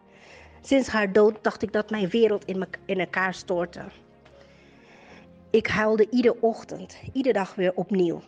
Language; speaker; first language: Dutch; native; Dutch